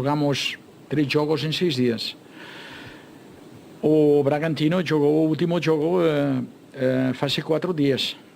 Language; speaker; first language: Portuguese; non-native, fluent; Catalan